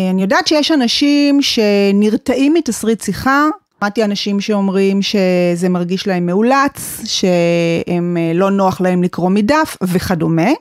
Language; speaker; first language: Hebrew; native; Hebrew